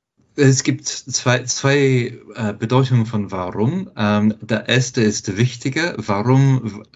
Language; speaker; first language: German; non-native, fluent; English